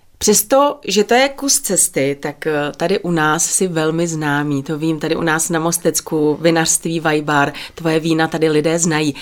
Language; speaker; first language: Czech; native; Czech